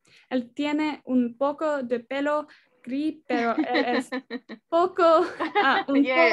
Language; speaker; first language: Spanish; non-native, learner; English